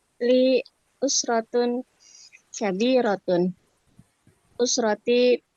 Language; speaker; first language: Arabic; non-native, learner; Indonesian